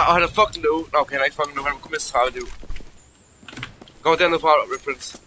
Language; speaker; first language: Danish; native; Danish